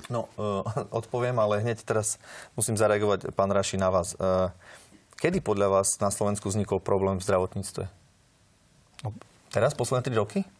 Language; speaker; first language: Slovak; native; Slovak